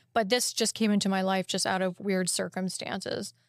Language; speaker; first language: English; native; English